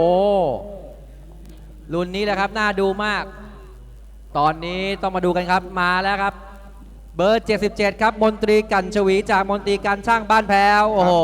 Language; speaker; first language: Thai; native; Thai